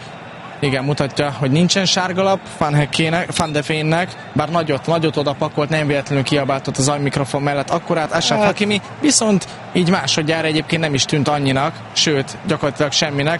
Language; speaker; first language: Hungarian; native; Hungarian